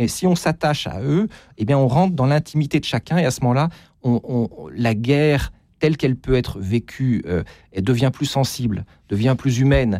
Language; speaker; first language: French; native; French